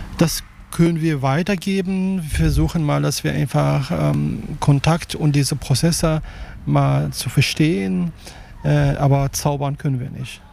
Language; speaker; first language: German; non-native, fluent; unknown